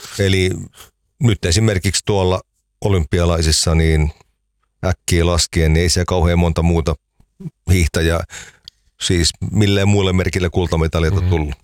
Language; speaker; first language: Finnish; native; Finnish